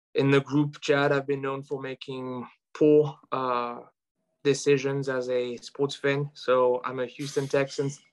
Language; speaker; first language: English; non-native, fluent; French